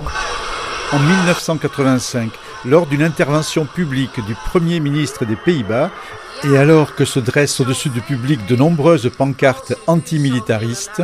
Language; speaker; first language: French; native; French